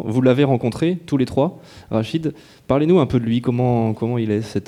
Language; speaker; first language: French; native; French